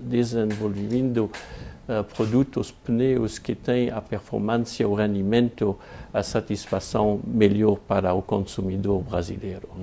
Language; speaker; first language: Portuguese; non-native, fluent; French